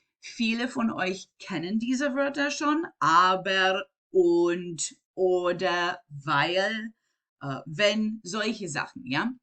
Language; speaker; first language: German; non-native, fluent; English